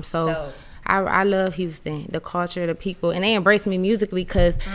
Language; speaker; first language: English; native; English